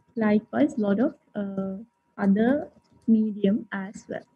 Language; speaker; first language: English; non-native, local second language; Sinhala